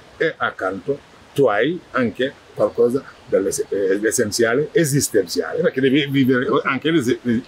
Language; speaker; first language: Italian; non-native, fluent; Wolof